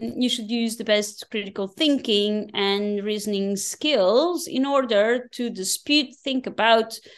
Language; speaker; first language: English; non-native, fluent; Portuguese